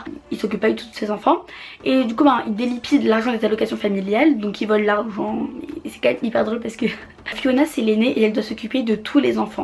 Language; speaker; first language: French; native; French